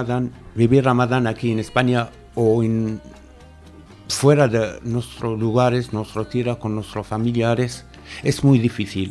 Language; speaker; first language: Spanish; non-native, fluent; Arabic